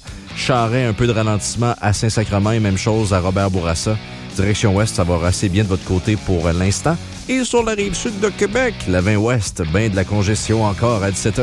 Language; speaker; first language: French; native; French